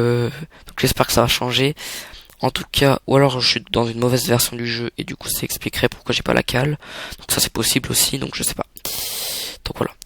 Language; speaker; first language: French; native; French